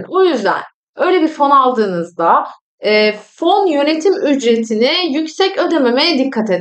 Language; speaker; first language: Turkish; native; Turkish